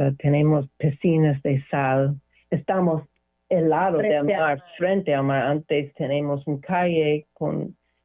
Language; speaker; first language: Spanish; non-native, learner; English